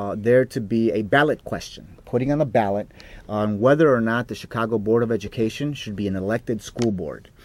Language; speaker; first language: English; early bilingual, other home language; Spanish